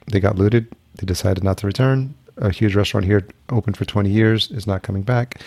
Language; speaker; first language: English; early bilingual, other home language; Spanish